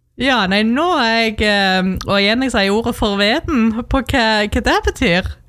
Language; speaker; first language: Norwegian; native; Norwegian